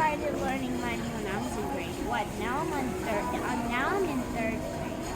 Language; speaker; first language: English; native; English